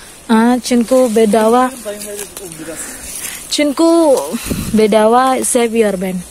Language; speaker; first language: Turkish; non-native, learner; Indonesian